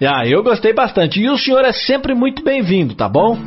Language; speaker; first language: Portuguese; native; Portuguese